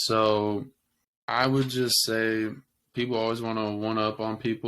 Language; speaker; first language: English; native; English